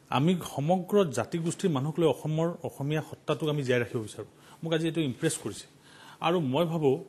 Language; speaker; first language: Assamese; non-native, local second language; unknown